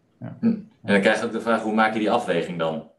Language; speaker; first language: Dutch; native; Dutch